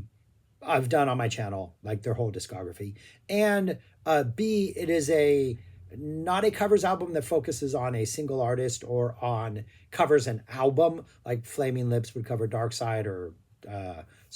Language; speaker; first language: English; native; English